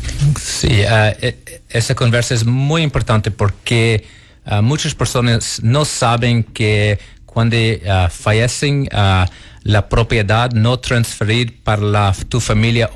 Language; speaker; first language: Spanish; non-native, learner; Portuguese